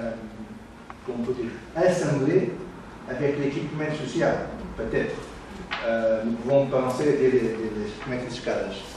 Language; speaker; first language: French; non-native, learner; Portuguese